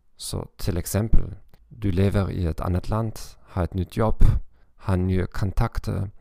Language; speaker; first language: Swedish; non-native, learner; German